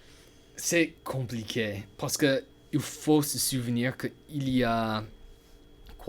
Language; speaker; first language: French; non-native, learner; English